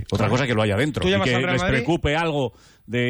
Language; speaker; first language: Spanish; native; Spanish